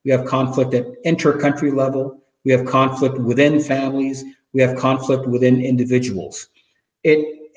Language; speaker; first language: English; native; English